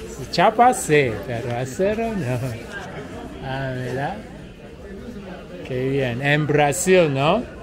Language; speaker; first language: Spanish; non-native, learner; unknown